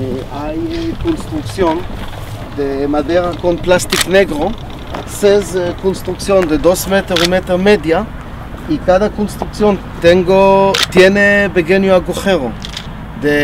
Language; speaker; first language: Spanish; non-native, learner; Hebrew